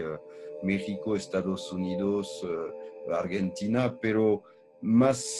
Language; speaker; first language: Spanish; non-native, fluent; French